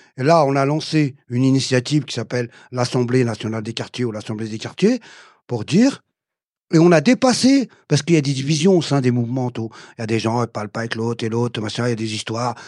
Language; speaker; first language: French; early bilingual, other home language; Arabic